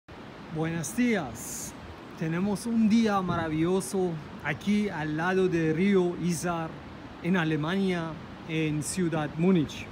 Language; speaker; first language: Spanish; non-native, fluent; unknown